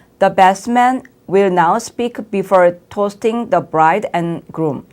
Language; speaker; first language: English; non-native, fluent; Korean